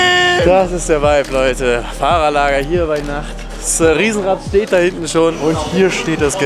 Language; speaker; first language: German; native; German